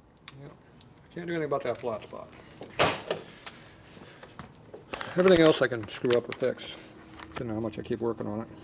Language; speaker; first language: English; native; English